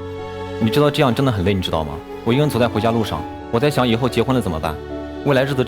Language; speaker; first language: Chinese; native; Chinese